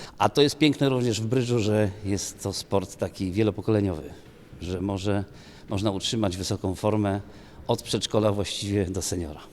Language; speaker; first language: Polish; native; Polish